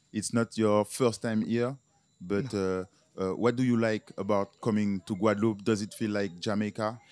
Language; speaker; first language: English; non-native, fluent; French